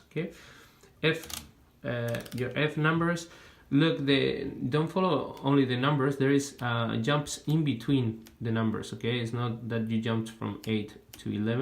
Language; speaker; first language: English; non-native, fluent; Spanish